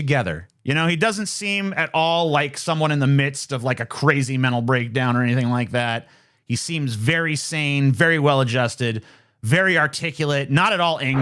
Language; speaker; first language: English; native; English